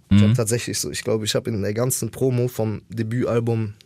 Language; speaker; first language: German; native; German